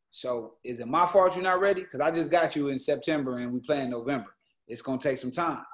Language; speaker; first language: English; native; English